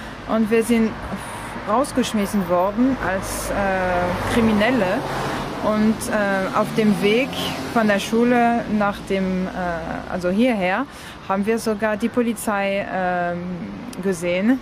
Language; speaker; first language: German; non-native, fluent; French